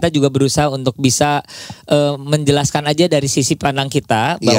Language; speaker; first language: Indonesian; native; Indonesian